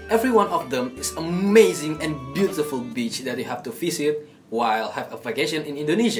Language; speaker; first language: English; non-native, learner; Indonesian